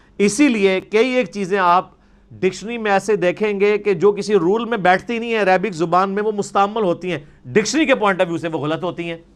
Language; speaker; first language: Urdu; non-native, local second language; Punjabi